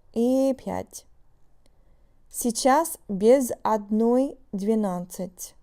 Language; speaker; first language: Russian; non-native, fluent; English